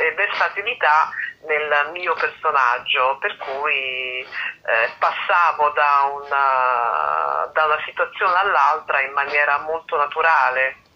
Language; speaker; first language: Italian; native; Italian